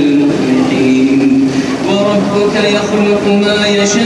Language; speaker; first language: Arabic; native; Arabic